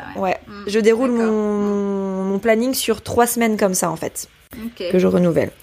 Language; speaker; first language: French; native; French